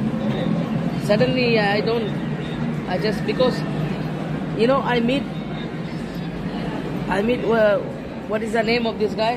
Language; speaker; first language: English; non-native, learner; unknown